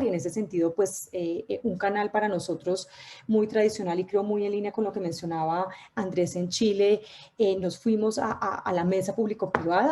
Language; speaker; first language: Spanish; native; Spanish